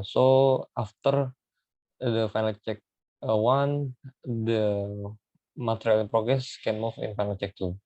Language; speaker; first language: English; non-native, learner; Indonesian